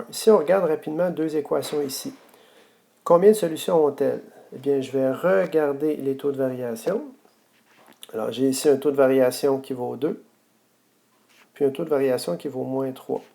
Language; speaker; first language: French; native; French